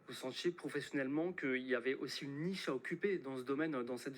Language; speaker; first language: French; native; French